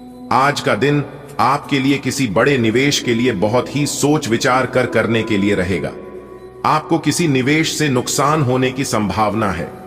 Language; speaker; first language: Hindi; native; Hindi